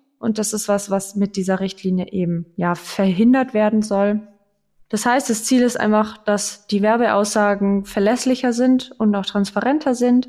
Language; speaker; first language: German; native; German